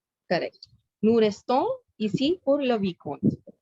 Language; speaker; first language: French; non-native, fluent; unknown